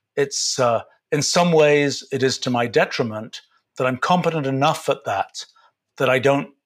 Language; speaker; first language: English; native; English